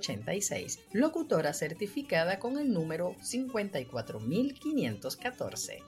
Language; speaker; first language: Spanish; native; Spanish